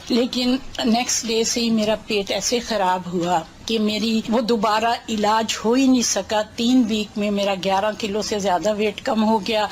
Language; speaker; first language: Urdu; native; Urdu